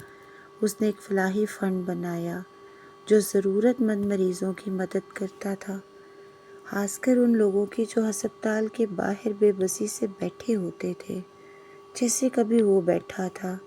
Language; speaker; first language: Urdu; native; Urdu